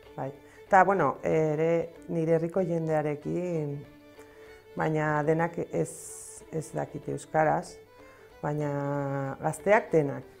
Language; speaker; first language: Basque; non-native, local second language; Spanish